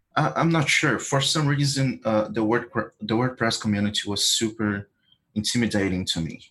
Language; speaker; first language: English; non-native, fluent; Portuguese